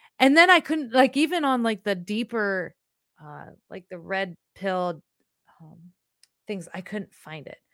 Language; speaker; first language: English; native; English